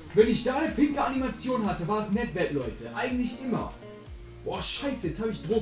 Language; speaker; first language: German; native; German